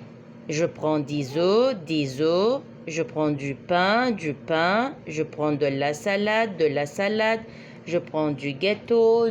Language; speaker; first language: French; non-native, fluent; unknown